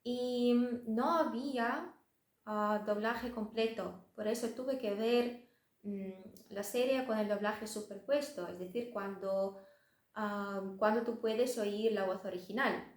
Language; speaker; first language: Spanish; non-native, fluent; Russian